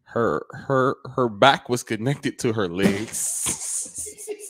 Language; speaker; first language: English; native; English